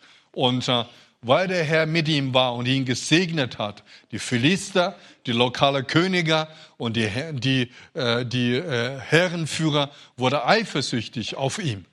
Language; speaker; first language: German; non-native, fluent; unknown